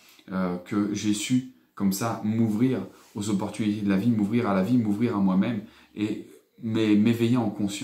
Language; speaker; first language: French; native; French